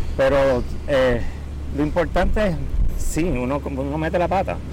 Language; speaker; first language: Spanish; native; Spanish